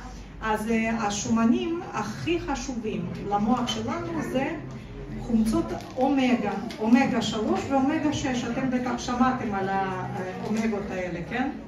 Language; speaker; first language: Hebrew; non-native, fluent; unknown